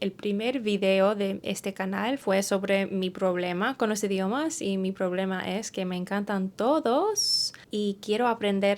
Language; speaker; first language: Spanish; early bilingual, heritage; English